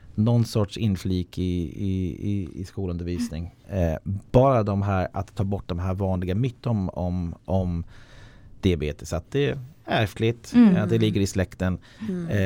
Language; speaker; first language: Swedish; non-native, fluent; English